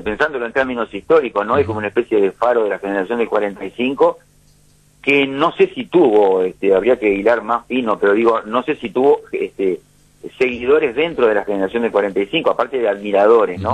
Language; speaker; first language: Spanish; native; Spanish